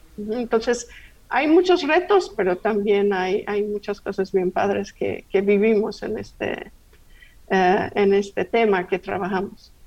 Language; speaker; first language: Spanish; non-native, fluent; English